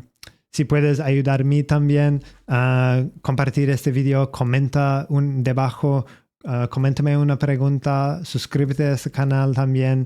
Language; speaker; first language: Spanish; non-native, learner; English